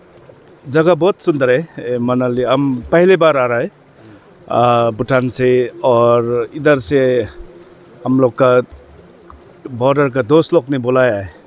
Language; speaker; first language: Hindi; non-native, fluent; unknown